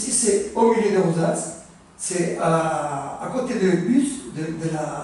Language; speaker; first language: French; non-native, learner; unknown